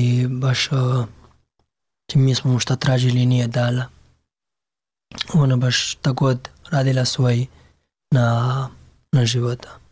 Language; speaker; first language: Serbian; non-native, learner; Pashto